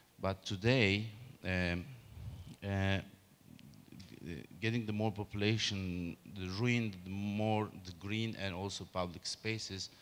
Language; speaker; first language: English; non-native, learner; Turkish